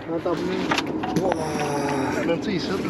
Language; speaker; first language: French; native; French